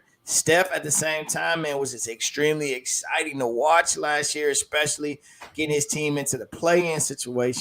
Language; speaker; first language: English; native; English